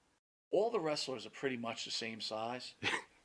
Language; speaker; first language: English; native; English